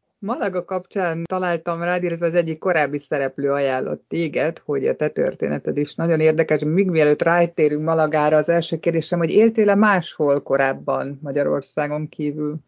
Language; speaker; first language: Hungarian; native; Hungarian